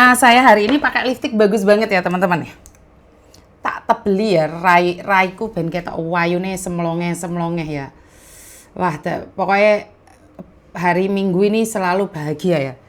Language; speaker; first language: Indonesian; native; Indonesian